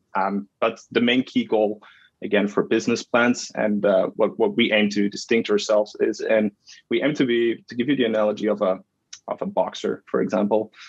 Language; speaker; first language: English; non-native, fluent; Dutch